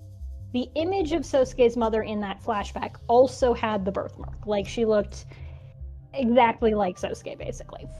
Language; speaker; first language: English; native; English